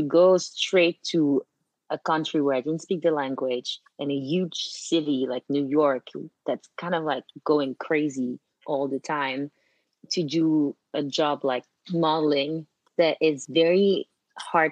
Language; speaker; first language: English; non-native, fluent; French